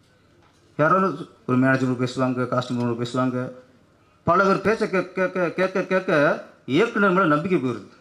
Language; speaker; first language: Tamil; native; Tamil